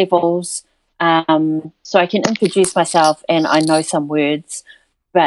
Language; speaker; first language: English; native; English